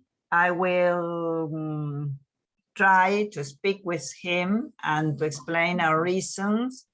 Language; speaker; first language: English; non-native, learner; Spanish